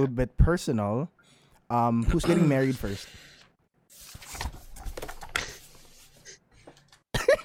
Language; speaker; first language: English; non-native, local second language; Filipino